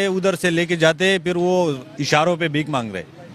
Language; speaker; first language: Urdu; non-native, local second language; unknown